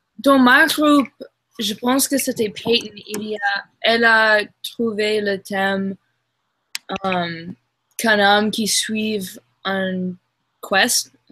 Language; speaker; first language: French; non-native, learner; English